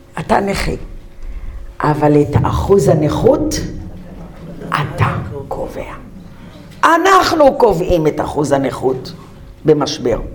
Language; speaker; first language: Hebrew; early bilingual, other home language; Arabic